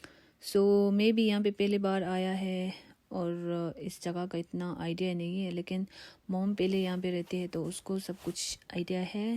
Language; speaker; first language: Hindi; non-native, local second language; Tibetan